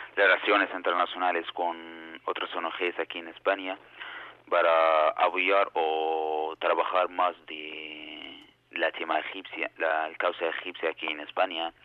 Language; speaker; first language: Spanish; non-native, learner; Arabic